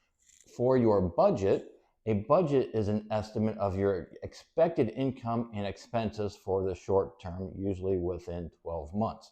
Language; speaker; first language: English; native; English